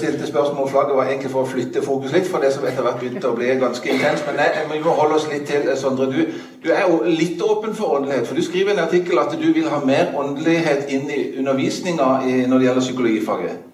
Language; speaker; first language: Norwegian; native; Norwegian